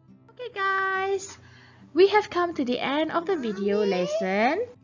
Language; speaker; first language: English; non-native, local second language; Malay